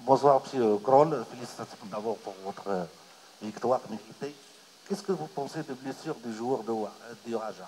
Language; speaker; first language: French; non-native, local second language; Arabic